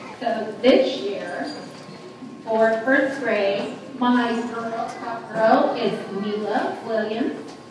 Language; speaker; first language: English; native; English